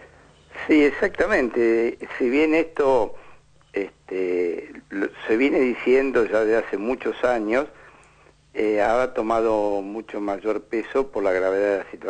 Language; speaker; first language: Spanish; native; Spanish